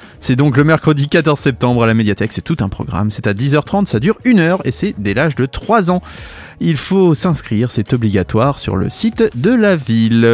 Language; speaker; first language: French; native; French